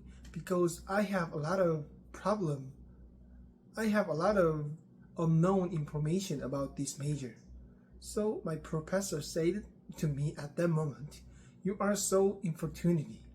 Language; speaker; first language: English; non-native, learner; Korean